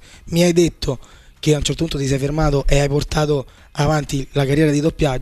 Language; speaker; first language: Italian; native; Italian